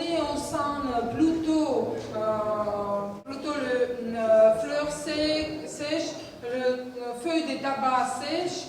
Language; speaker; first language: French; non-native, fluent; Georgian